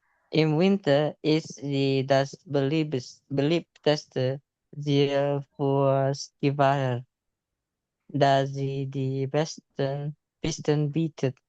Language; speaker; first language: German; non-native, learner; Indonesian